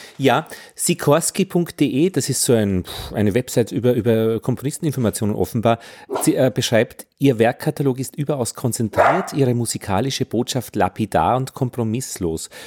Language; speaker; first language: German; native; German